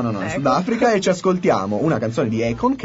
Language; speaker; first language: Italian; native; Italian